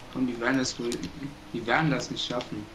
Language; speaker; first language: German; native; German